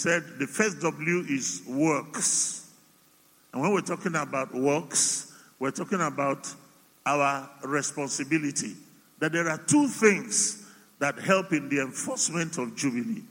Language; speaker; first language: English; non-native, local second language; Igbo